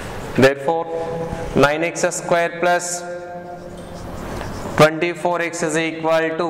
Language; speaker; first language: English; non-native, local second language; Telugu